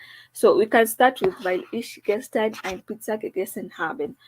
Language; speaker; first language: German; non-native, learner; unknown